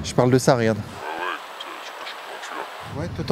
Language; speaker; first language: French; native; French